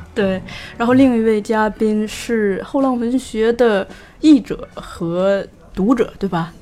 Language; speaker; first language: Chinese; native; Chinese